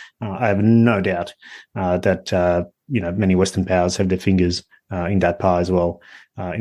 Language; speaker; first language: English; native; English